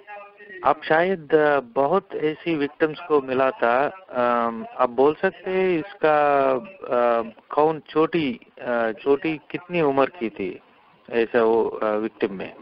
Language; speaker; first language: Hindi; non-native, local second language; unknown